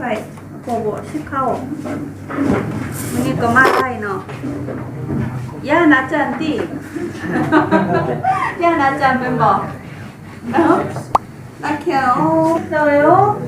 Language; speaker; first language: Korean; non-native, learner; Lao